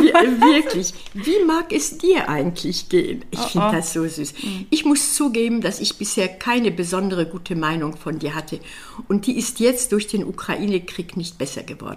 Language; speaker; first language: German; native; German